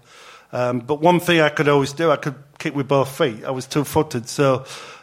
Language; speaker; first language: English; native; English